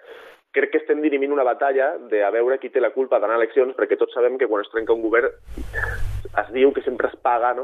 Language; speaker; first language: Catalan; native; Catalan